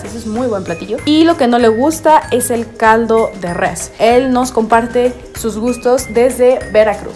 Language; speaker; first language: Spanish; native; Spanish